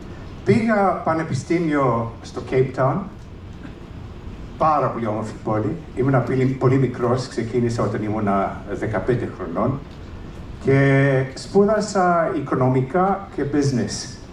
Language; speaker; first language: Greek; early bilingual, heritage; English